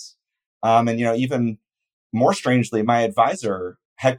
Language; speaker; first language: English; native; English